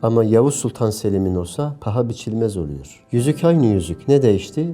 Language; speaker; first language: Turkish; native; Turkish